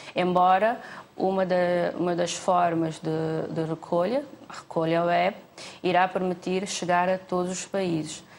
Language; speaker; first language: Portuguese; non-native, local second language; Kabuverdianu